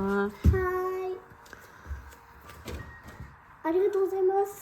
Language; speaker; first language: Japanese; non-native, learner; Mizo